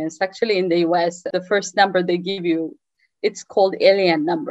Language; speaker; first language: English; non-native, fluent; Tigrinya